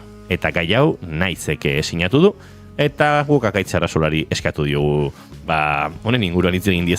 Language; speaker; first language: Basque; native; Basque